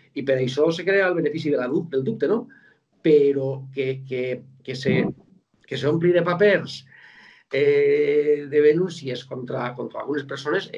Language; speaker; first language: Spanish; non-native, local second language; Catalan